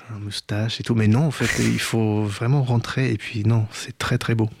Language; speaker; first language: French; non-native, fluent; English